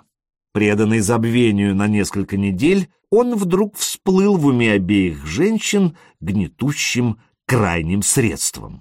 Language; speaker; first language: Russian; native; Russian